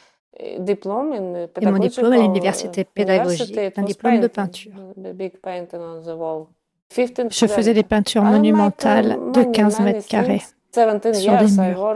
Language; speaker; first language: French; non-native, fluent; Ukrainian